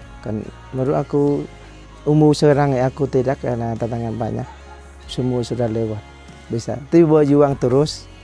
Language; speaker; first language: Indonesian; non-native, learner; Vietnamese